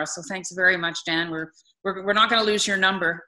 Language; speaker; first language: English; native; English